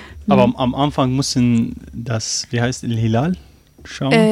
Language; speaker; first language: German; non-native, learner; Arabic